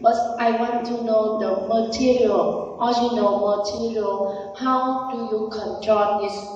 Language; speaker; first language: English; non-native, learner; Vietnamese